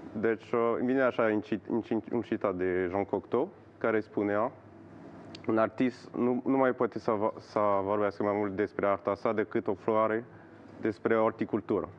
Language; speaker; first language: Romanian; non-native, learner; French